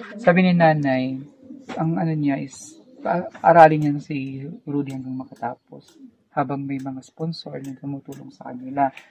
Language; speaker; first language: Filipino; non-native, local second language; Cebuano